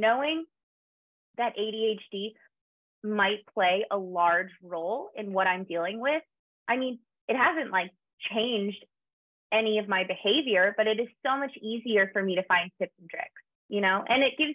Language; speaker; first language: English; native; English